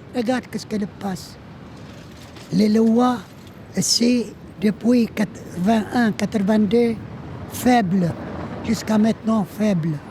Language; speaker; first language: French; non-native, local second language; Arabic